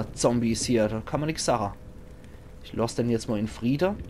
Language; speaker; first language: German; native; German